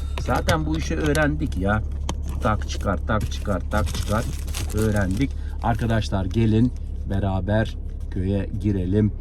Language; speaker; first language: Turkish; native; Turkish